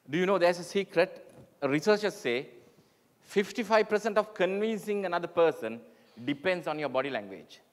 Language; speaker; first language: English; non-native, local second language; Sinhala